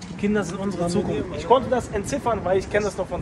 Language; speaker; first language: German; native; German